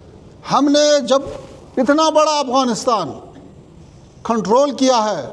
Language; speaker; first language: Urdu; non-native, learner; Pashto